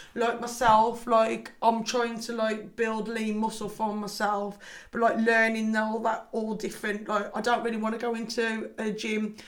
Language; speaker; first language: English; native; English